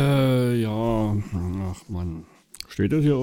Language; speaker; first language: German; native; German